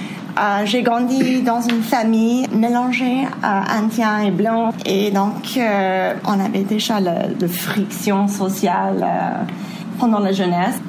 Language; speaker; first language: French; non-native, fluent; English